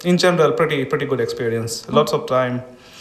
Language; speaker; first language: English; non-native, local second language; Hindi